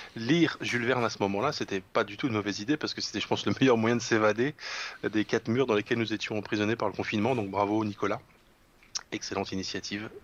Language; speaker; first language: French; native; French